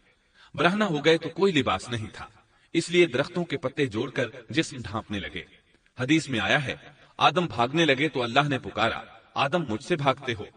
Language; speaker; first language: Urdu; native; Urdu